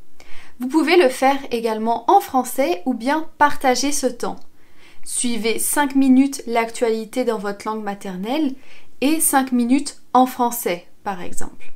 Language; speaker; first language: French; native; French